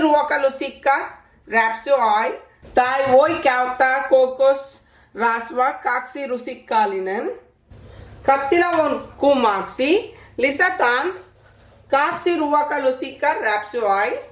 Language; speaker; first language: Finnish; non-native, learner; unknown